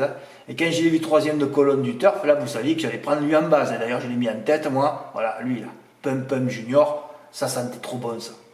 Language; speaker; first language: French; native; French